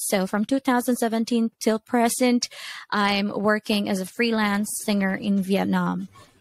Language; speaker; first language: English; non-native, local second language; Cebuano